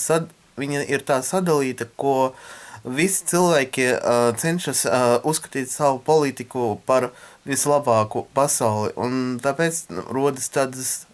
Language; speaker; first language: Latvian; non-native, local second language; Russian